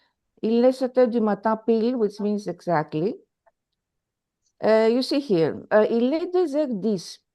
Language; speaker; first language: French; non-native, fluent; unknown